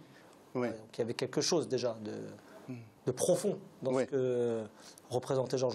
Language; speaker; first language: French; native; French